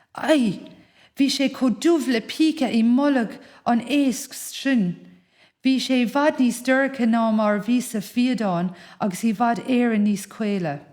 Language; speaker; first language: Irish; native; Irish